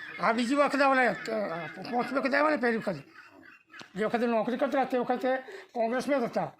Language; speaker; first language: Gujarati; native; Gujarati